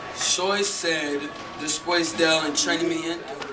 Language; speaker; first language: Spanish; non-native, learner; English